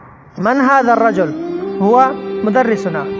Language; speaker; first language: Arabic; non-native, fluent; Persian